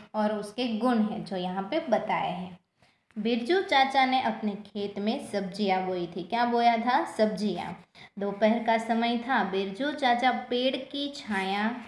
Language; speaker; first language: Hindi; non-native, local second language; Gujarati